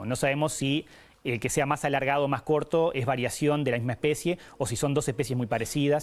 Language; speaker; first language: Spanish; native; Spanish